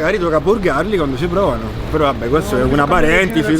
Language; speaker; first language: Italian; native; Italian